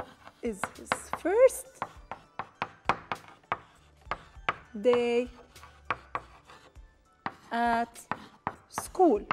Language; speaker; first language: English; non-native, fluent; Arabic